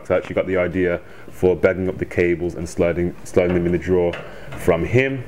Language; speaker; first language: English; native; English